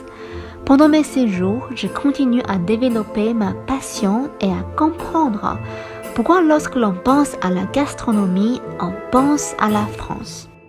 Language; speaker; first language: French; non-native, fluent; Chinese